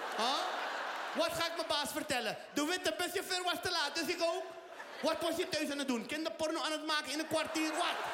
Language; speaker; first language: Dutch; early bilingual, other home language; Riffian